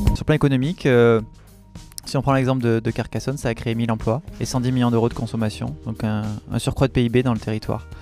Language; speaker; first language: French; native; French